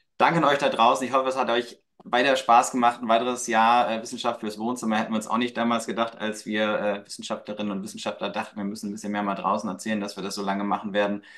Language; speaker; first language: German; native; German